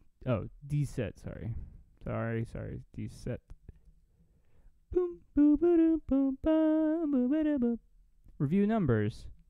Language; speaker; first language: English; native; English